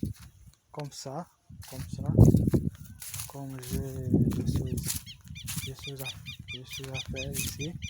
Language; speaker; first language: French; non-native, learner; Portuguese